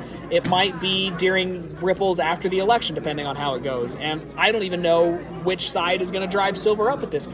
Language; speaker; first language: English; native; English